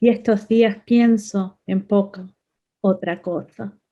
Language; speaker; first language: Spanish; native; Spanish